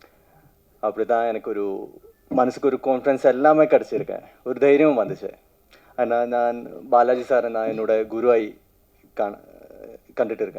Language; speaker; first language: Tamil; non-native, learner; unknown